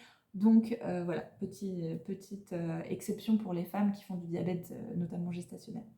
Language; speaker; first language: French; native; French